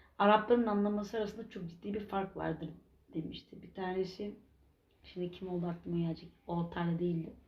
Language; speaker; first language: Turkish; native; Turkish